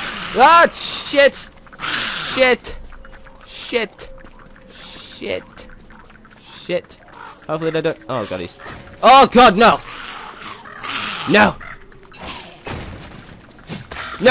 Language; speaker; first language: English; native; English